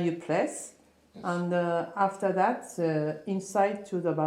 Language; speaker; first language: English; non-native, learner; Japanese